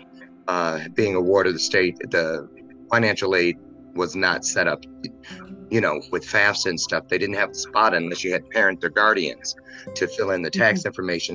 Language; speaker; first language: English; native; English